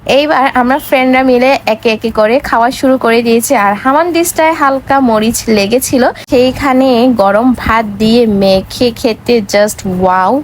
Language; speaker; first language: Bangla; non-native, local second language; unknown